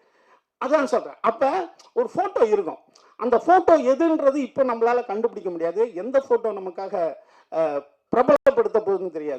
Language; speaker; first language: Tamil; native; Tamil